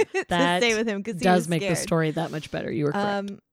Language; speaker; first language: English; native; English